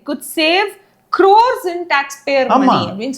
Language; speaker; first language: Tamil; native; Tamil